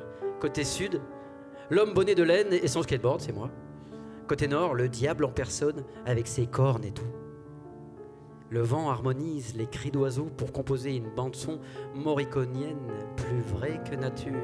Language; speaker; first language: French; native; French